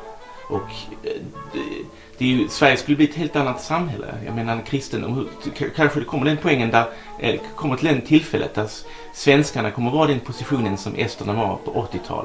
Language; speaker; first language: Swedish; native; Swedish